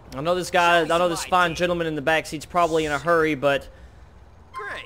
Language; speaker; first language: English; native; English